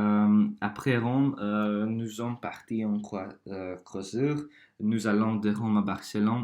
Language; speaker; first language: French; non-native, learner; Croatian